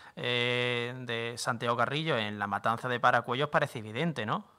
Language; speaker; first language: Spanish; native; Spanish